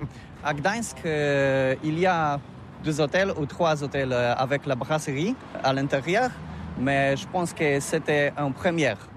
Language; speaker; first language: French; non-native, learner; Polish